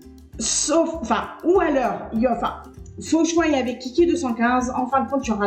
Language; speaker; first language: French; native; French